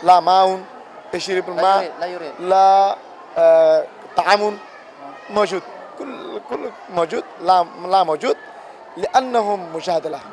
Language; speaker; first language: Arabic; non-native, learner; Rohingya